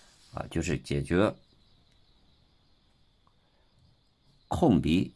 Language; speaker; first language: Chinese; native; Chinese